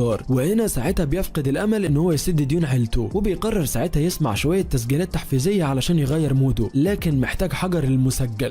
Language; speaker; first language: Arabic; native; Arabic